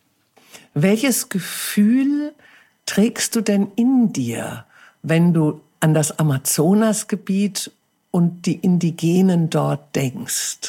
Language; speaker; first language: German; native; German